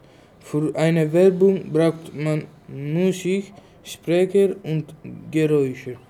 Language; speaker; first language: German; non-native, learner; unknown